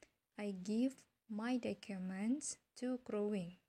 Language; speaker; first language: English; non-native, fluent; Indonesian